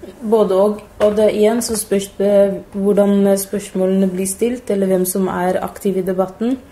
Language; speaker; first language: Norwegian; early bilingual, other home language; Somali